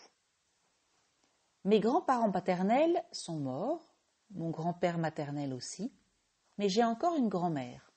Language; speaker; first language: French; native; French